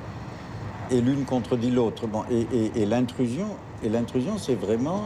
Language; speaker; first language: French; native; French